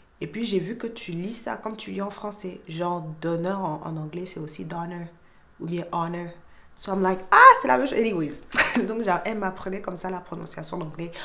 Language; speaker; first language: French; native; French